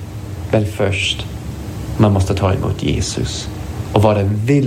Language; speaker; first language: Swedish; non-native, fluent; English